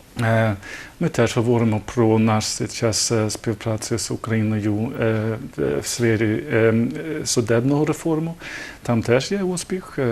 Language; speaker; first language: Ukrainian; non-native, learner; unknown